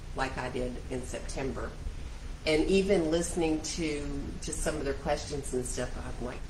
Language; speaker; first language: English; native; English